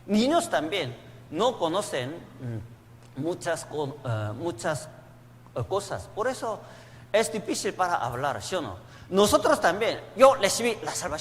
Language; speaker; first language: Spanish; non-native, learner; Korean